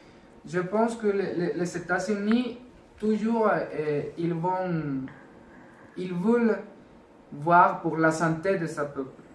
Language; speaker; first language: French; non-native, learner; Spanish